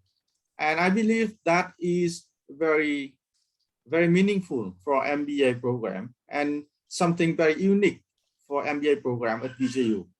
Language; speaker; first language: English; non-native, learner; Vietnamese